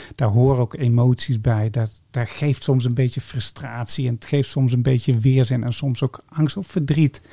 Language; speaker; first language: Dutch; native; Dutch